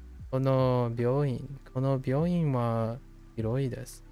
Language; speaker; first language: Japanese; non-native, learner; English